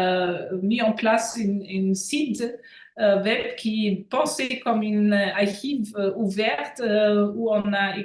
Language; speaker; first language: French; non-native, fluent; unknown